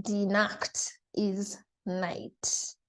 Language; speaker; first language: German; non-native, fluent; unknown